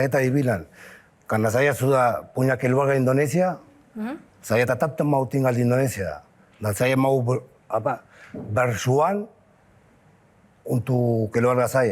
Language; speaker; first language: Indonesian; non-native, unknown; Spanish